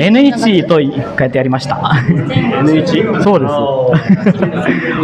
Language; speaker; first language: Japanese; non-native, fluent; Indonesian